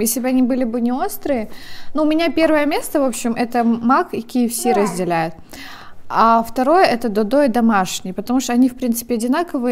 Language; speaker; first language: Russian; native; Russian